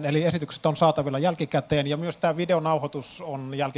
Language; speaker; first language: Finnish; native; Finnish